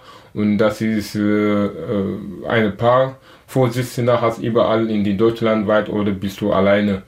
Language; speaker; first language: German; non-native, learner; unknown